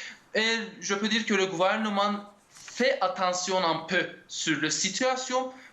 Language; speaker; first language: French; non-native, fluent; Turkish